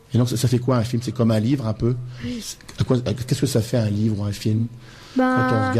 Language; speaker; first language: French; native; French